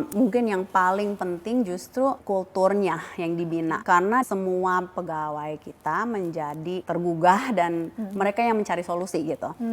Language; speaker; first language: Indonesian; early bilingual, heritage; Indonesian